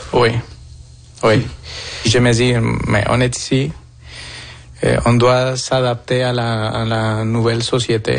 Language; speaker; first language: French; non-native, fluent; Spanish